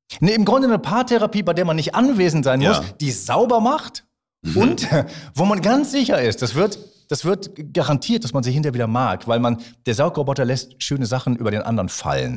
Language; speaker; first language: German; native; German